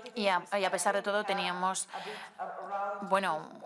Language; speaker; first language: Spanish; non-native, fluent; Slovenian